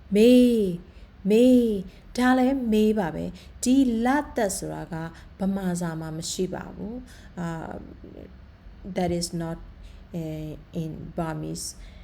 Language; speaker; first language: Burmese; native; Burmese